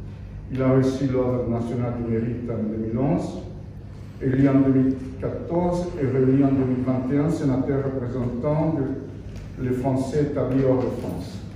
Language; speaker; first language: French; non-native, fluent; Portuguese